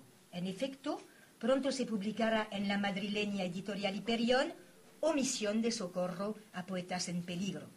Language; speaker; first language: Spanish; native; Spanish